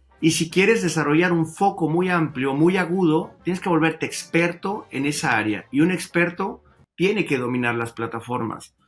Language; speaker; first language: Spanish; native; Spanish